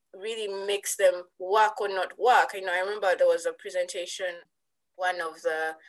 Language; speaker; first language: English; non-native, local second language; Ganda